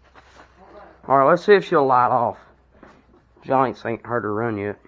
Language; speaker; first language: English; native; English